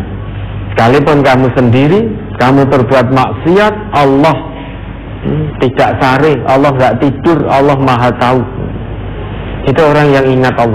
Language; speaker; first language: Indonesian; non-native, local second language; Javanese